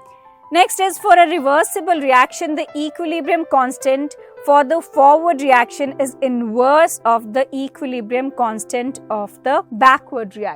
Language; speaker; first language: English; non-native, local second language; Hindi